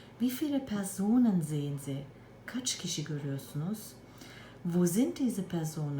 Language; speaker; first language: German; non-native, fluent; Turkish